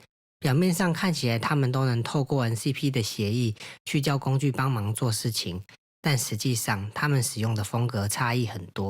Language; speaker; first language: Chinese; native; Chinese